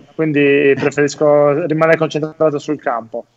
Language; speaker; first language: Italian; native; Italian